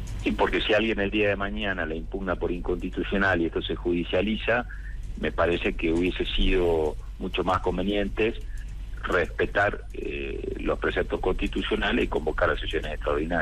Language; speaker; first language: Spanish; native; Spanish